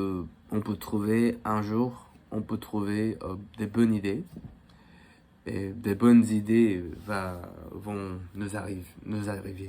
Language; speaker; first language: French; non-native, fluent; Korean